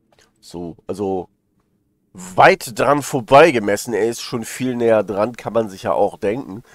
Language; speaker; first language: German; native; German